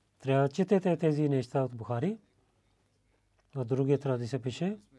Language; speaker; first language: Bulgarian; non-native, learner; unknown